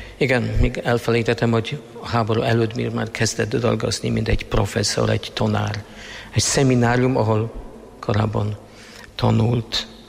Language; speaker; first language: Hungarian; non-native, fluent; Polish